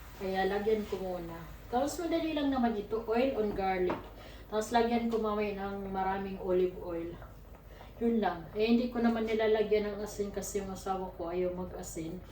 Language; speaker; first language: Filipino; non-native, local second language; Waray